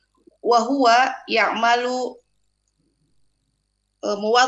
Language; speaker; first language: Arabic; non-native, learner; Indonesian